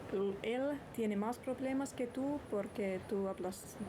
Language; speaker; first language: Spanish; non-native, learner; Finnish